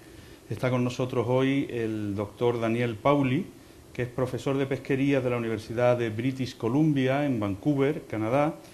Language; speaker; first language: Spanish; native; Spanish